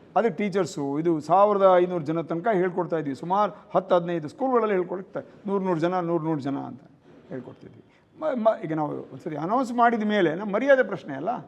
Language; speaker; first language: Kannada; native; Kannada